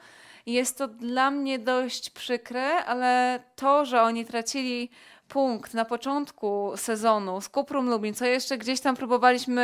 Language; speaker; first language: Polish; native; Polish